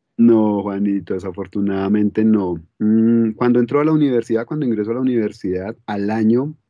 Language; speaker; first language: Spanish; native; Spanish